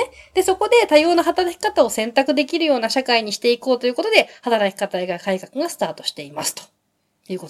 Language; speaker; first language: Japanese; native; Japanese